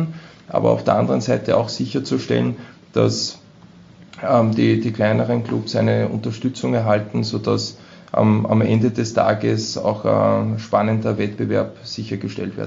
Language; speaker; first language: German; native; German